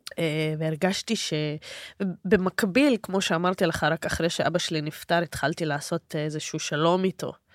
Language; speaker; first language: Hebrew; non-native, local second language; Arabic